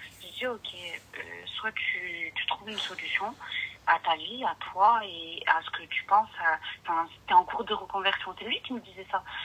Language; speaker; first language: French; early bilingual, other home language; Arabic